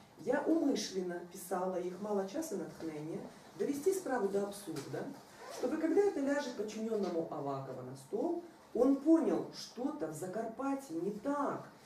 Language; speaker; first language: Russian; non-native, local second language; Ukrainian